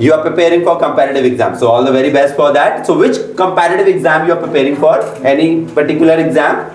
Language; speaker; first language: English; non-native, fluent; Hindi